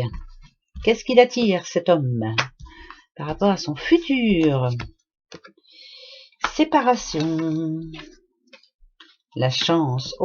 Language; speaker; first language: French; native; French